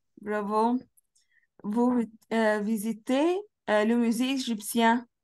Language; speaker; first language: French; non-native, fluent; Arabic